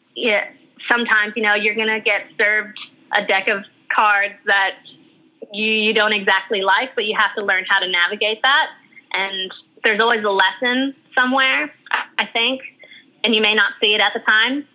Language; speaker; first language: English; early bilingual, other home language; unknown